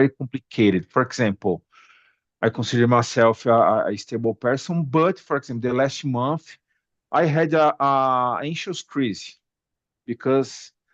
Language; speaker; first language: English; non-native, learner; Portuguese